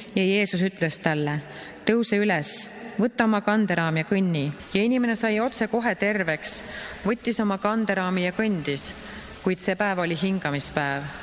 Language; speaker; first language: Estonian; native; Estonian